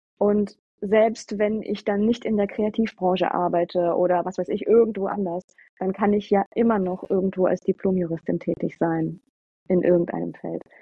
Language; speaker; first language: German; early bilingual, other home language; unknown